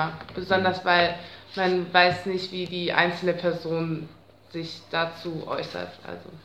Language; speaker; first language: German; native; German